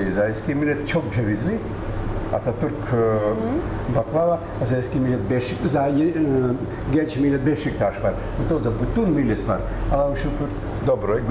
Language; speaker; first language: Turkish; non-native, learner; Bosnian